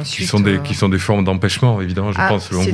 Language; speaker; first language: French; native; French